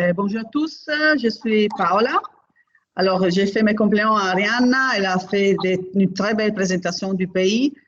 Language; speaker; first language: French; non-native, fluent; Italian